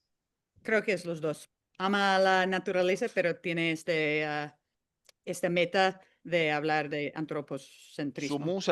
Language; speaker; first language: Spanish; non-native, fluent; English